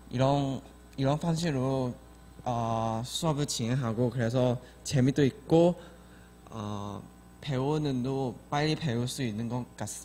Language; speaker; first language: Korean; non-native, learner; Chinese